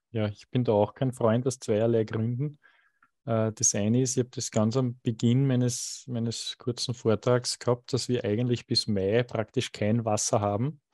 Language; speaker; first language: German; native; German